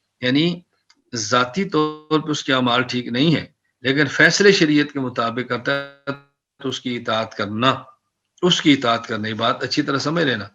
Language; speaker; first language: Urdu; non-native, local second language; Punjabi